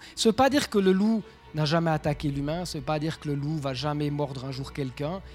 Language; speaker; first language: French; native; French